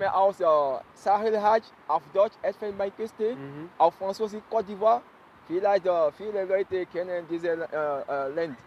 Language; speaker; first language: German; non-native, learner; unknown